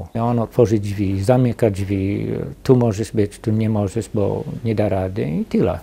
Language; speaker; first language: Polish; non-native, fluent; English